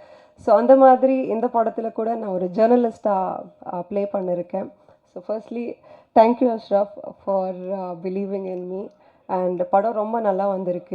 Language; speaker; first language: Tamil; non-native, fluent; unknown